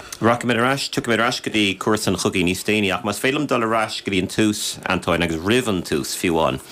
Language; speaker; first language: Irish; native; Irish